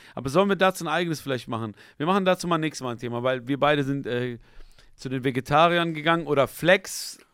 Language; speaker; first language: German; early bilingual, other home language; Persian